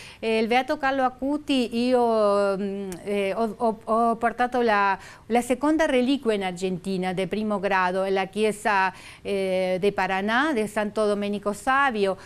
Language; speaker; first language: Italian; non-native, fluent; Spanish